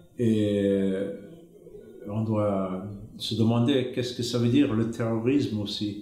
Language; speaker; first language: French; non-native, fluent; English